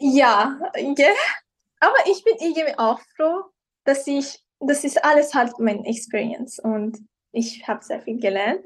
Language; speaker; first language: German; non-native, fluent; Persian